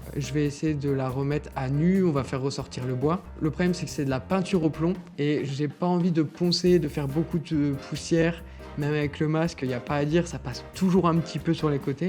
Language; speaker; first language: French; native; French